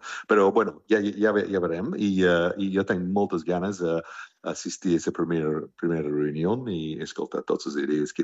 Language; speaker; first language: Catalan; non-native, fluent; English